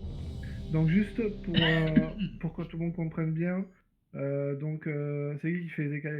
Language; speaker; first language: French; native; French